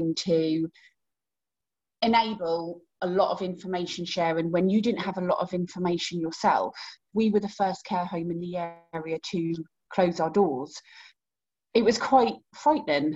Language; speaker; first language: English; native; English